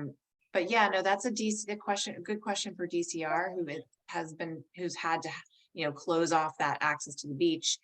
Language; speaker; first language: English; native; English